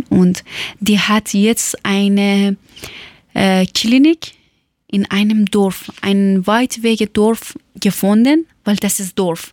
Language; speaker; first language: German; non-native, learner; Persian